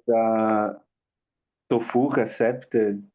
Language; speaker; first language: German; non-native, learner; Portuguese